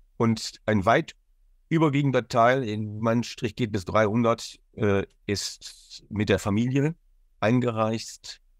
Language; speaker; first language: German; native; German